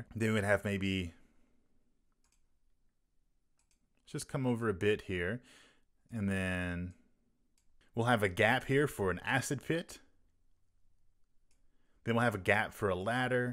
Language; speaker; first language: English; native; English